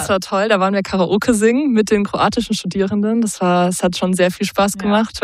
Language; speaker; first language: German; native; German